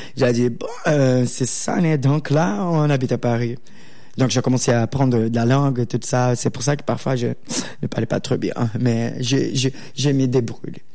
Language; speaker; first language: French; non-native, learner; Portuguese